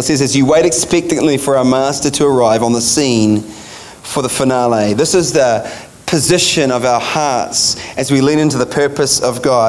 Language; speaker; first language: English; native; English